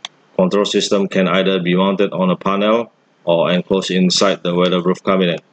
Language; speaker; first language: English; non-native, fluent; Indonesian